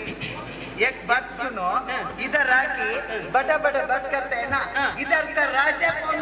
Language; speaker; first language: Hindi; non-native, local second language; Kannada